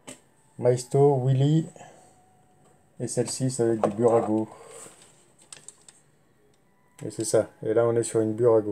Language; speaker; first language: French; native; French